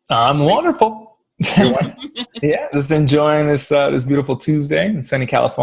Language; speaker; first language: English; native; English